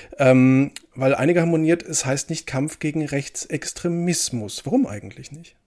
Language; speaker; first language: German; native; German